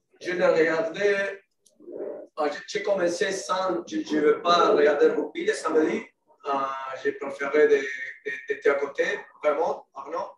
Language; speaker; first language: French; non-native, learner; Spanish